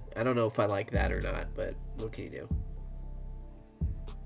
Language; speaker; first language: English; native; English